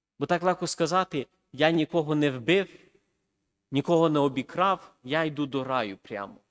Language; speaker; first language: Ukrainian; early bilingual, heritage; Ukrainian